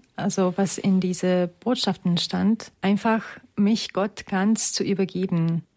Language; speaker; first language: German; non-native, fluent; Romanian